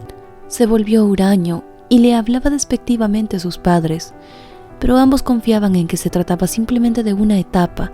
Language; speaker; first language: Spanish; native; Spanish